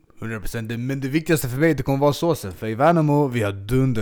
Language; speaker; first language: Swedish; early bilingual, other home language; Albanian